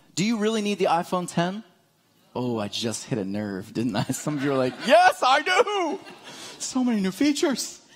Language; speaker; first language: English; native; English